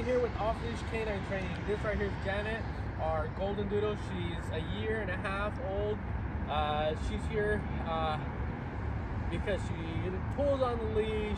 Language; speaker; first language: English; native; English